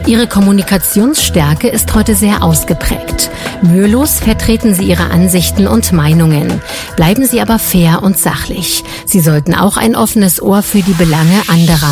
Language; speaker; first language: German; native; German